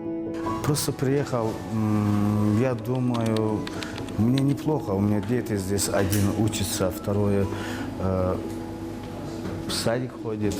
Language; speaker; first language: Russian; non-native, fluent; Azerbaijani